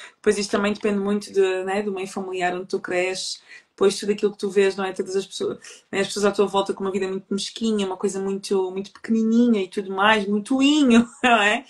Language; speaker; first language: Portuguese; native; Portuguese